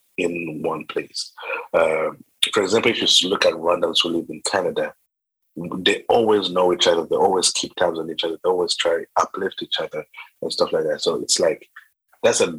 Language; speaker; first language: English; non-native, local second language; Kinyarwanda